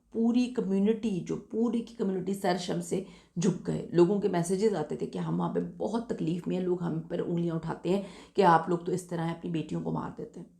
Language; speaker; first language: Urdu; native; Urdu